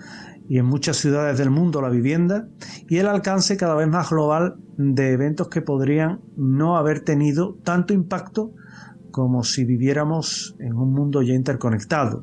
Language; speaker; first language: Spanish; native; Spanish